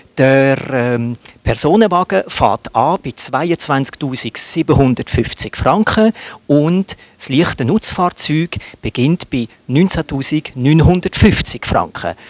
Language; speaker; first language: German; native; German